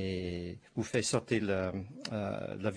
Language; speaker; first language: French; non-native, learner; Chinese